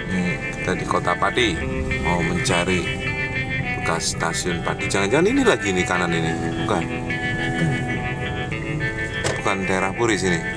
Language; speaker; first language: Indonesian; native; Indonesian